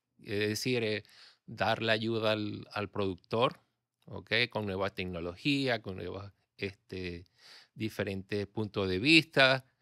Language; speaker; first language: Spanish; native; Spanish